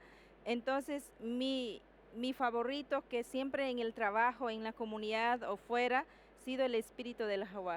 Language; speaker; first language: Spanish; non-native, local second language; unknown